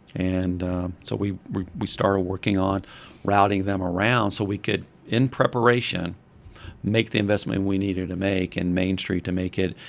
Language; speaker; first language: English; native; English